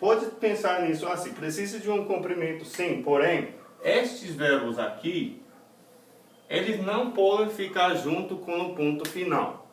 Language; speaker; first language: Portuguese; non-native, fluent; English